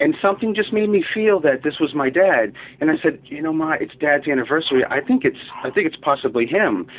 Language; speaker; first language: English; native; English